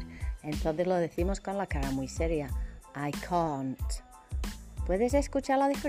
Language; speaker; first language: Spanish; non-native, fluent; English